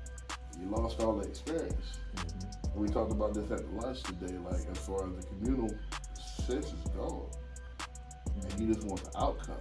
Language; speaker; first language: English; native; English